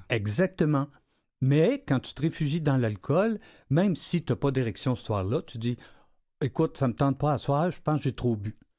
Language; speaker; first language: French; native; French